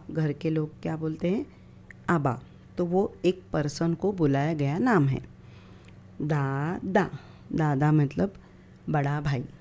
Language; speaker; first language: Hindi; non-native, local second language; Marathi